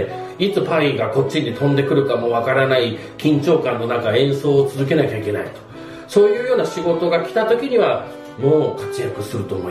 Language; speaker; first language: Japanese; native; Japanese